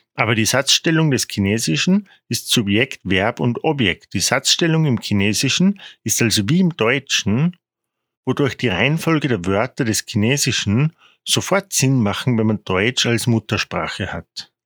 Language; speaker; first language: German; non-native, fluent; Korean